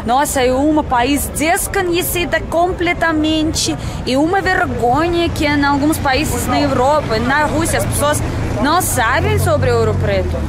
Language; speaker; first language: Portuguese; non-native, fluent; Russian